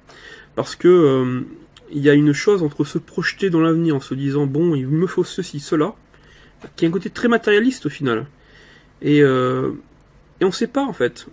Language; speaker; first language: French; native; French